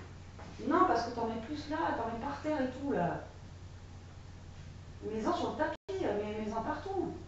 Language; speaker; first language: French; native; French